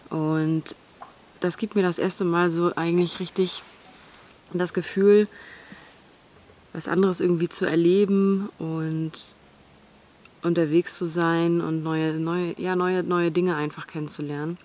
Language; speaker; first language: German; native; German